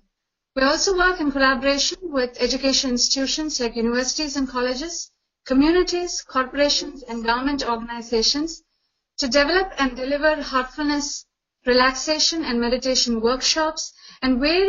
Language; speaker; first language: English; non-native, local second language; Tamil